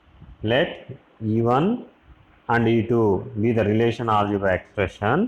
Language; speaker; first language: English; non-native, local second language; Telugu